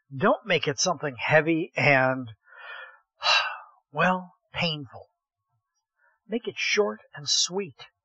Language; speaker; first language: English; native; English